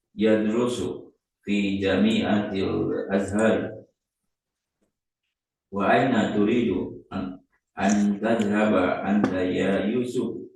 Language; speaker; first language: Arabic; non-native, learner; Indonesian